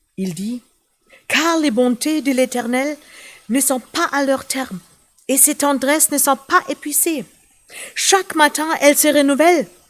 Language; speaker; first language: French; non-native, fluent; German